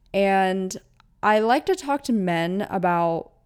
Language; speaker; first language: English; native; English